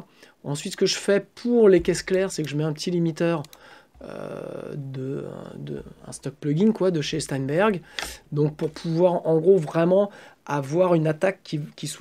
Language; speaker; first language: French; native; French